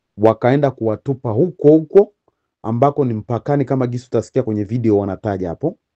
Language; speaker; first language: Swahili; native; Swahili